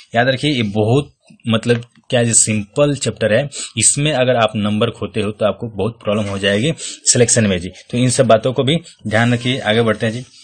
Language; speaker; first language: Hindi; native; Hindi